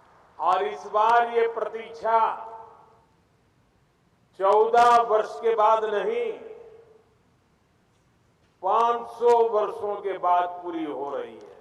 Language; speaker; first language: Hindi; non-native, local second language; Gujarati